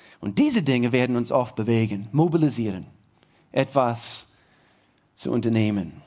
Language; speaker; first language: German; non-native, fluent; English